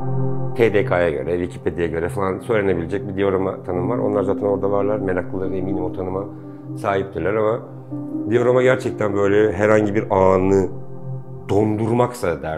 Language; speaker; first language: Turkish; native; Turkish